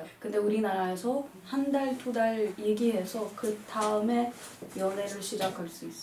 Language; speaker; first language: Korean; non-native, fluent; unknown